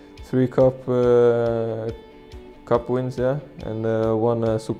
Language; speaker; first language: English; non-native, fluent; Swedish